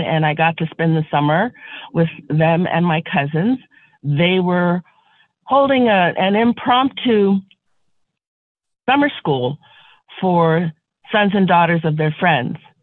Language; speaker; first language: English; native; English